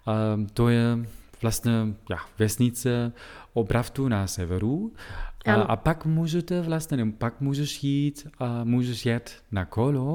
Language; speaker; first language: Czech; non-native, fluent; German